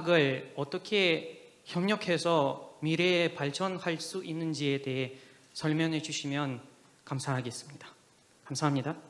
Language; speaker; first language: Korean; non-native, fluent; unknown